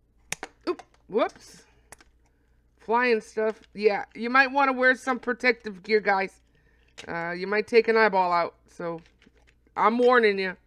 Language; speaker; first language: English; native; English